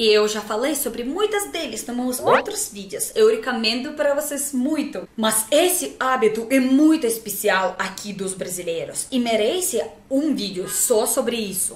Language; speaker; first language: Portuguese; non-native, fluent; Russian